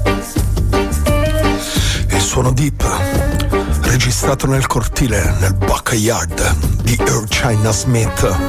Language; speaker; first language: Italian; native; Italian